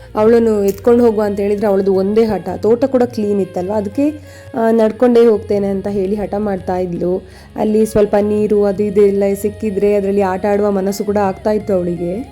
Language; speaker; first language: Kannada; non-native, local second language; Konkani